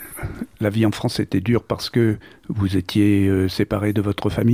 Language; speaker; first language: French; native; French